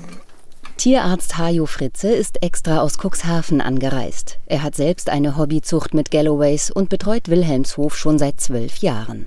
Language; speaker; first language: German; native; German